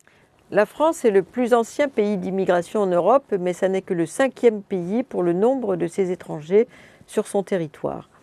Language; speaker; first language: French; native; French